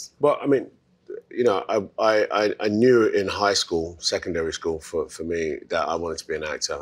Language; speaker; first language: English; native; English